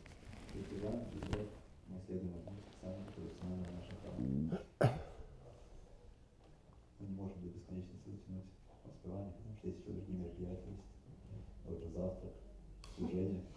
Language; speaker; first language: Russian; native; Russian